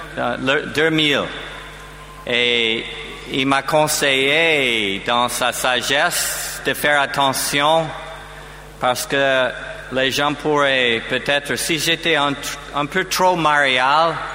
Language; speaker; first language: French; non-native, fluent; English